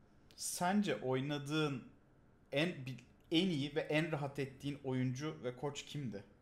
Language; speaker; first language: Turkish; native; Turkish